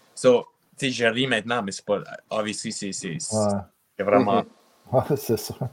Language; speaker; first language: French; native; French